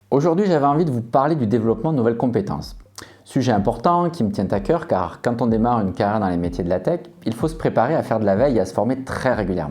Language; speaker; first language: French; native; French